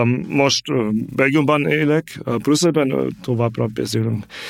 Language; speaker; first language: Hungarian; non-native, learner; German